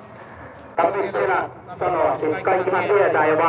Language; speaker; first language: Finnish; native; Finnish